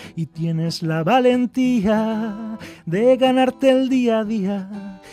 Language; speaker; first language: Spanish; native; Spanish